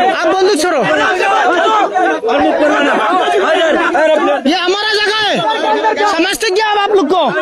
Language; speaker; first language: Hindi; non-native, learner; Bangla